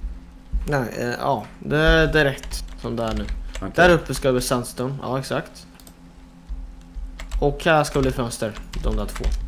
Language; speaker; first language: Swedish; non-native, fluent; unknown